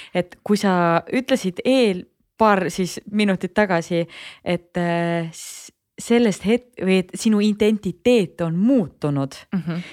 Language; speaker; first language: Estonian; native; Estonian